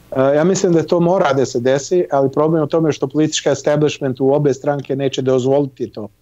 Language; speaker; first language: Serbian; early bilingual, heritage; Serbian